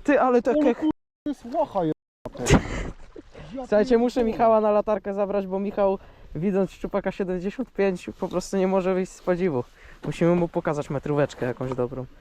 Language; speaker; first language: Polish; native; Polish